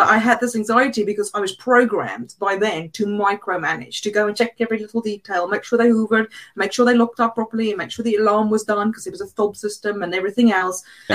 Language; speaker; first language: English; non-native, local second language; Afrikaans